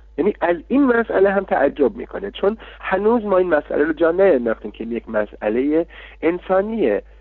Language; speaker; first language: Persian; non-native, local second language; Kurdish